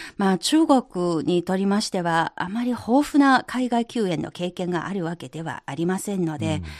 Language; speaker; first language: Japanese; non-native, fluent; Chinese